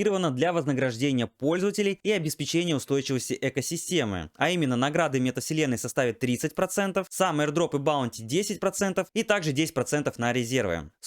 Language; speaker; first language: Russian; native; Russian